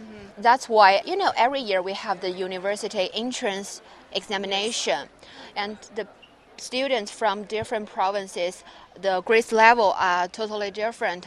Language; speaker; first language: English; non-native, learner; Chinese